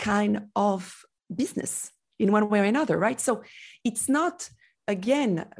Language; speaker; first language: English; non-native, fluent; French